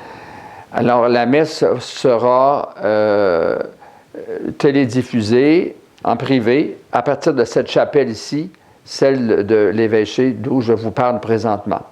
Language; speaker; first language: French; native; French